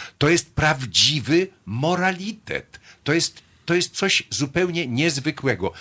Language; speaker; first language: Polish; native; Polish